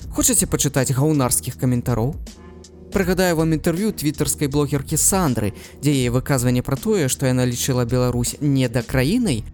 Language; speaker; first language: Belarusian; non-native, local second language; Russian